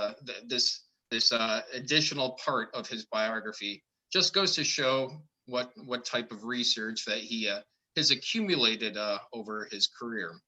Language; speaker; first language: English; native; English